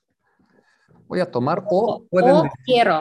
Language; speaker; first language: Spanish; non-native, learner; English